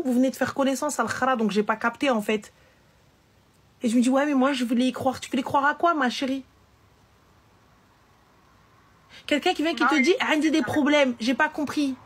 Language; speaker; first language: French; native; French